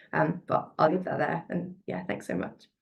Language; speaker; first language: English; native; English